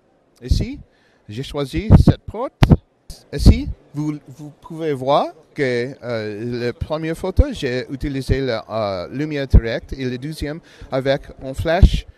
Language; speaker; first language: French; non-native, learner; English